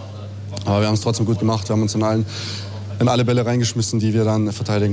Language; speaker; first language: German; native; German